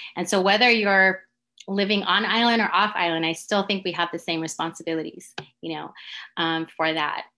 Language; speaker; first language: English; native; English